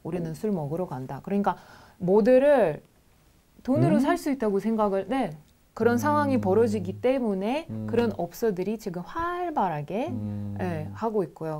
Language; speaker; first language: Korean; non-native, fluent; Russian